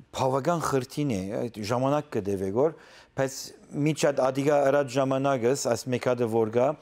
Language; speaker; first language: Armenian; early bilingual, heritage; Armenian